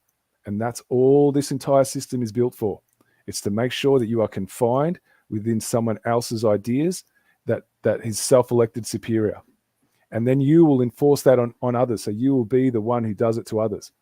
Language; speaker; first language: English; native; English